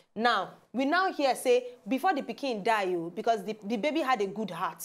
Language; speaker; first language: Nigerian Pidgin; native; Nigerian Pidgin